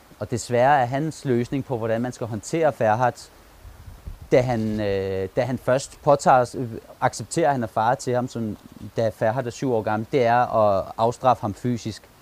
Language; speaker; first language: Danish; early bilingual, other home language; Turkish